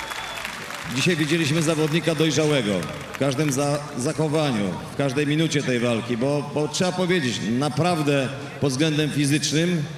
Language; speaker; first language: Polish; native; Polish